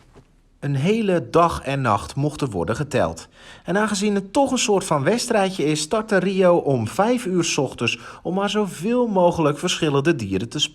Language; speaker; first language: Dutch; native; Dutch